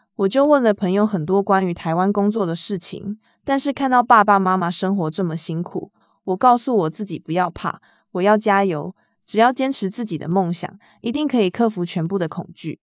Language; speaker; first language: Chinese; non-native, fluent; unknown